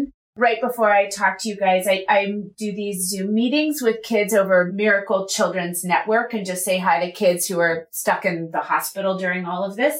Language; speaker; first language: English; native; English